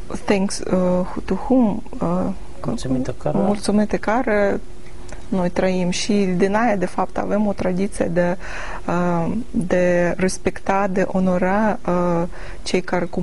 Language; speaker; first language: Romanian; non-native, learner; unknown